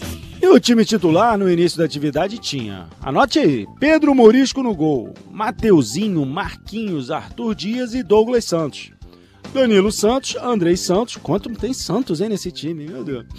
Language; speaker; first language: Portuguese; native; Portuguese